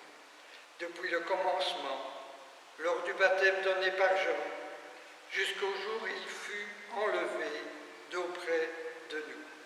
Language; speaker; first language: French; native; French